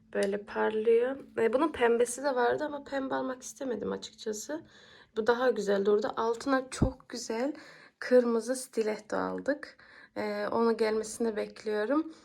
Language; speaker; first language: Turkish; early bilingual, heritage; Turkish